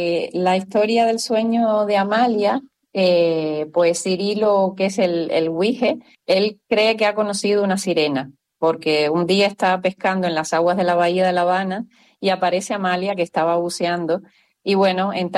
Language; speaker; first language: Spanish; native; Spanish